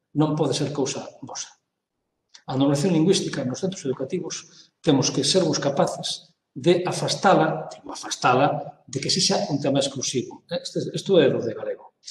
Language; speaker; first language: Galician; non-native, local second language; Spanish